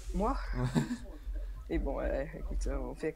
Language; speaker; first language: French; native; French